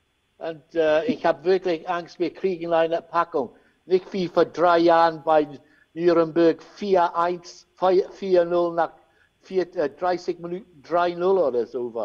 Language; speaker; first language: German; non-native, learner; English